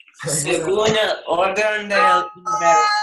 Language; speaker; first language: Spanish; non-native, learner; English